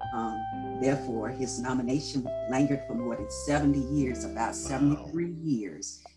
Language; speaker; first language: English; native; English